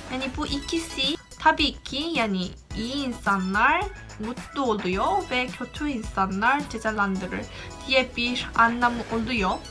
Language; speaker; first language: Turkish; non-native, fluent; Korean